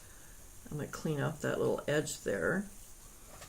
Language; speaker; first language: English; native; English